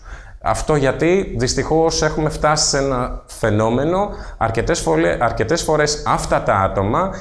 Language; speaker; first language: Greek; native; Greek